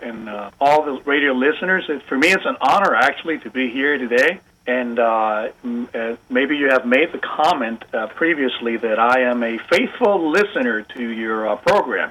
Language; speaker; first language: English; non-native, fluent; Spanish